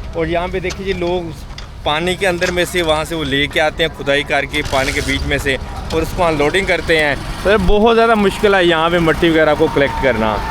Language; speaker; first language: Urdu; native; Urdu